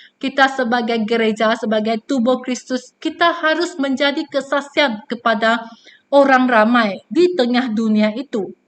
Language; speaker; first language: Malay; non-native, local second language; Chinese